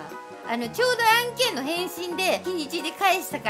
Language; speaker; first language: Japanese; native; Japanese